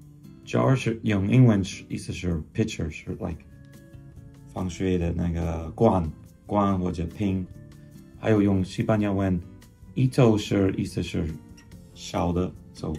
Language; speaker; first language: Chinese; non-native, fluent; English